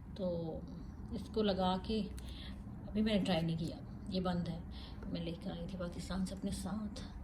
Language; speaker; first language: Urdu; native; Urdu